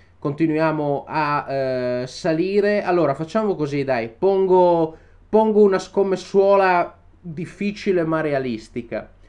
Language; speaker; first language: Italian; native; Italian